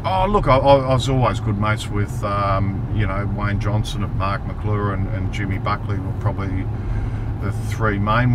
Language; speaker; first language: English; native; English